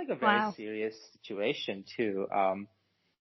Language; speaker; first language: English; non-native, local second language; Sinhala